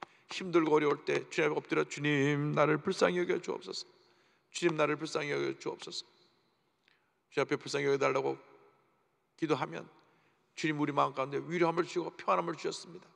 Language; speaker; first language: Korean; native; Korean